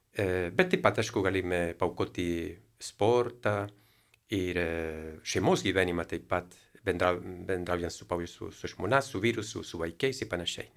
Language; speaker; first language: Lithuanian; non-native, fluent; Spanish